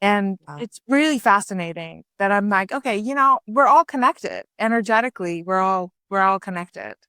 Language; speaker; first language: English; early bilingual, other home language; Persian